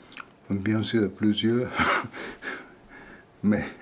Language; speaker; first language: French; non-native, fluent; German